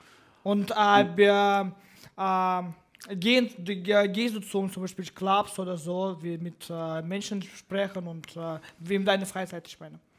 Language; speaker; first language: German; non-native, learner; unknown